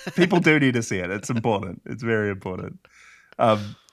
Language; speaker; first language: English; native; English